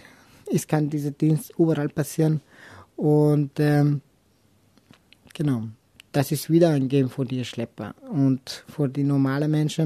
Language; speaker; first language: German; non-native, local second language; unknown